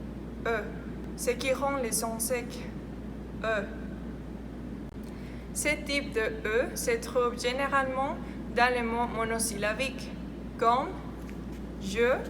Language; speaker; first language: French; non-native, learner; Spanish